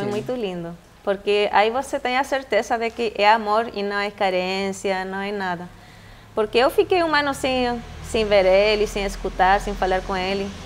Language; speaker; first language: Portuguese; non-native, fluent; Spanish